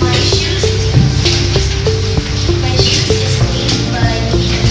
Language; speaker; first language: English; non-native, learner; Indonesian